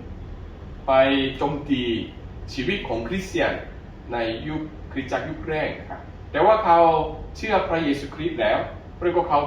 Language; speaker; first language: Thai; non-native, fluent; Korean